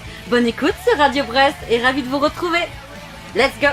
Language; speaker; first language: French; native; French